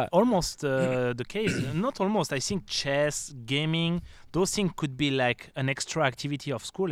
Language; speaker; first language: English; non-native, fluent; French